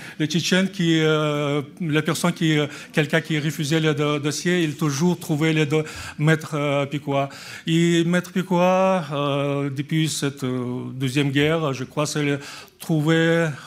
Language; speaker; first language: French; non-native, learner; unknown